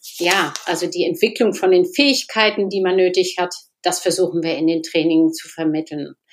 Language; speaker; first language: German; native; German